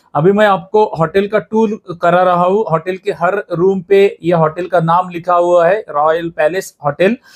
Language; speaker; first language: Hindi; non-native, local second language; Marathi